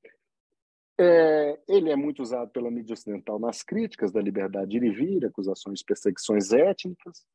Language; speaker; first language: Portuguese; native; Portuguese